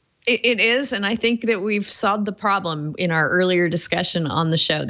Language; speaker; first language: English; native; English